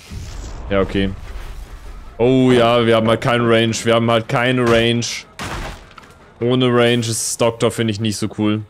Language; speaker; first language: German; native; German